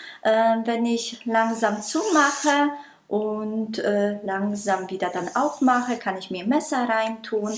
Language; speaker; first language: German; non-native, local second language; Polish